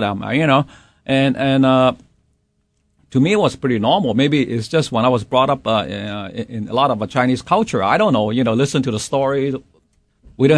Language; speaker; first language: English; non-native, local second language; Cantonese